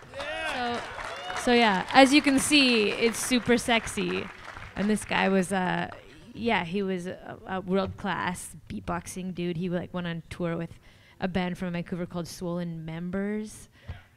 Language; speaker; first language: English; native; English